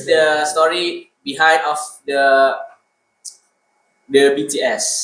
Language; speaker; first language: English; non-native, learner; Indonesian